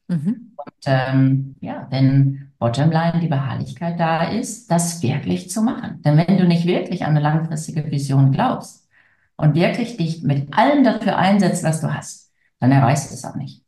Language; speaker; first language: German; native; German